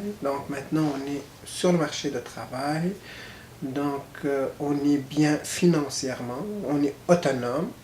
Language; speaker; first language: French; non-native, local second language; Arabic